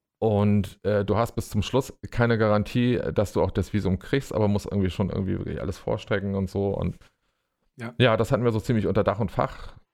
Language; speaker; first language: German; native; German